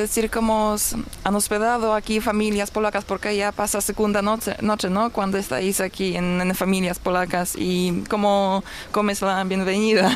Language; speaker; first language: Spanish; non-native, fluent; Polish